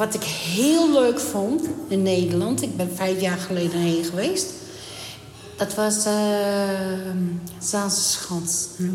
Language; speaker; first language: Dutch; early bilingual, heritage; Dutch